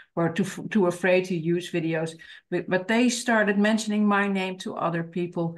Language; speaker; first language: English; non-native, fluent; Dutch